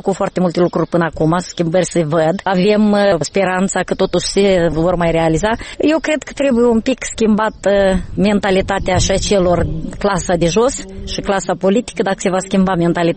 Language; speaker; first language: Romanian; native; Romanian